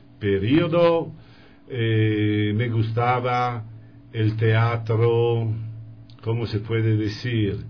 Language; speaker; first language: Spanish; non-native, fluent; Italian